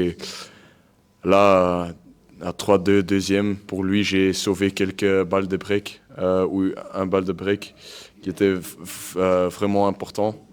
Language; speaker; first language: French; non-native, local second language; Dutch